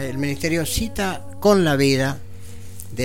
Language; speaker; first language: Spanish; native; Spanish